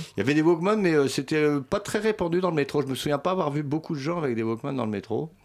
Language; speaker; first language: French; early bilingual, other home language; Swedish